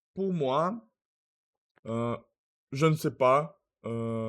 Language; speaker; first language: French; non-native, learner; Russian